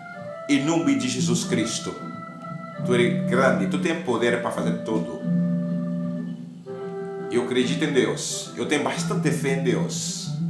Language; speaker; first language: Portuguese; non-native, learner; Haitian Creole